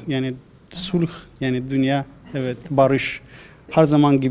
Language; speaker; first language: Turkish; non-native, learner; Russian